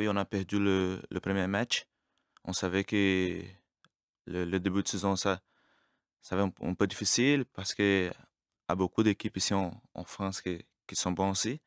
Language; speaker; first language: French; non-native, learner; Portuguese